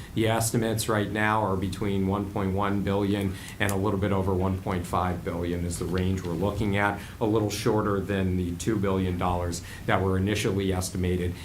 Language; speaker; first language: English; native; English